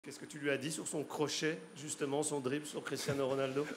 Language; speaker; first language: French; native; French